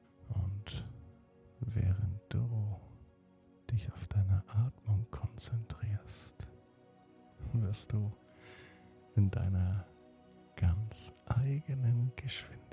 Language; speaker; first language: German; native; German